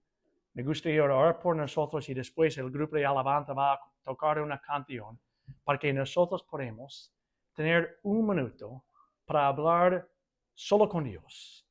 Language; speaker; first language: Spanish; non-native, fluent; English